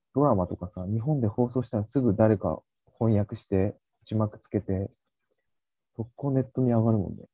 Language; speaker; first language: Japanese; native; Japanese